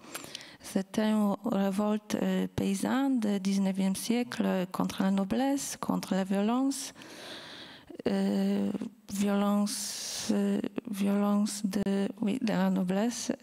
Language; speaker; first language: French; non-native, fluent; Polish